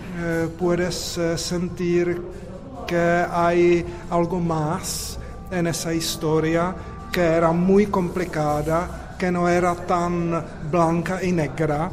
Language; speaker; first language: Spanish; non-native, fluent; Czech